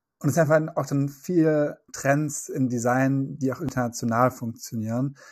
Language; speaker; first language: German; native; German